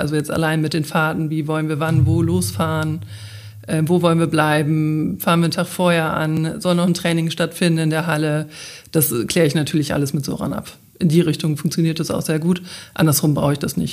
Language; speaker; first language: German; native; German